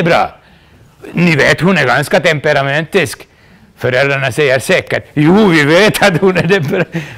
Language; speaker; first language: Swedish; non-native, local second language; Finnish